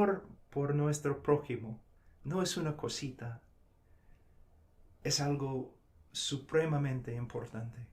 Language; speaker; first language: Spanish; non-native, fluent; English